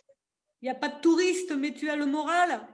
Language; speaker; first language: French; native; French